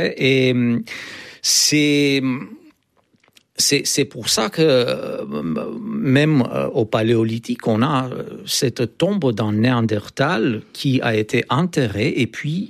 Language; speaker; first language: French; non-native, fluent; Romanian